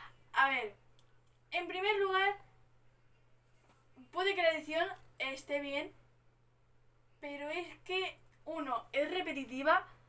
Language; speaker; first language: Spanish; native; Spanish